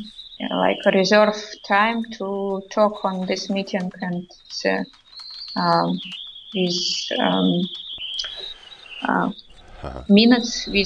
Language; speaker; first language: English; non-native, learner; Russian